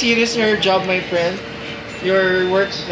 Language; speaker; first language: English; non-native, local second language; Filipino